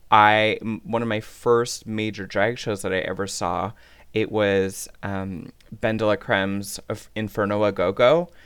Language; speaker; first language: English; native; English